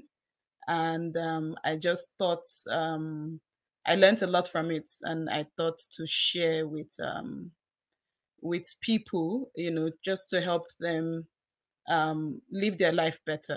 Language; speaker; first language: English; non-native, local second language; Yoruba